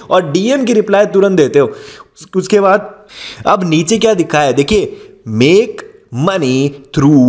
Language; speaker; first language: Hindi; native; Hindi